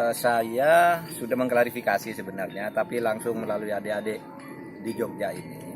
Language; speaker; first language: Indonesian; non-native, local second language; Madurese